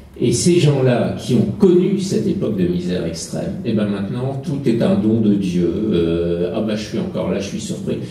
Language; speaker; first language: French; native; French